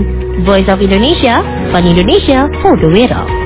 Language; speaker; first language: Dutch; non-native, learner; Indonesian